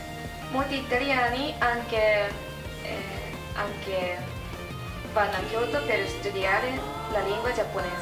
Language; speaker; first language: Italian; non-native, learner; Japanese